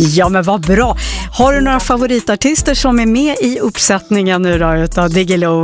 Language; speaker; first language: Swedish; native; Swedish